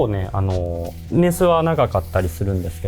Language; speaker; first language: Japanese; native; Japanese